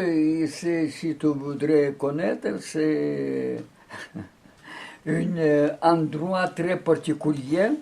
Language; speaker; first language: French; non-native, learner; Russian